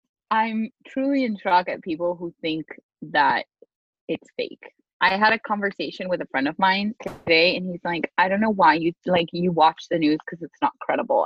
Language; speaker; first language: English; native; English